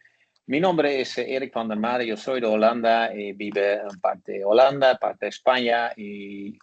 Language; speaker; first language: Spanish; non-native, learner; Dutch